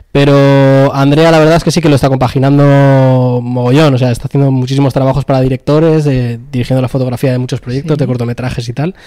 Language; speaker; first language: Spanish; native; Spanish